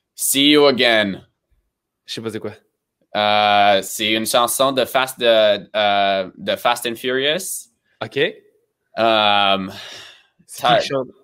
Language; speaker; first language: French; early bilingual, other home language; Romanian